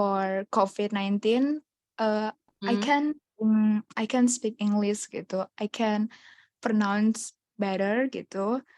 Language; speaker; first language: English; non-native, learner; Indonesian